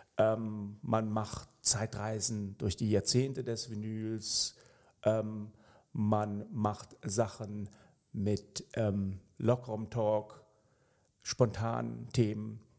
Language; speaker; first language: German; native; German